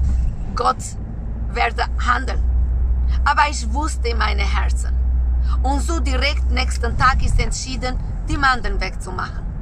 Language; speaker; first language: German; non-native, learner; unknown